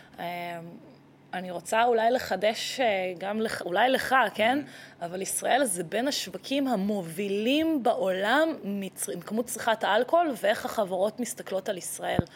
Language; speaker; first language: Hebrew; early bilingual, other home language; Russian